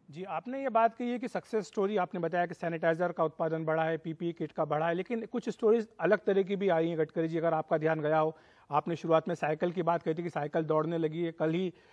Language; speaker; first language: Hindi; native; Hindi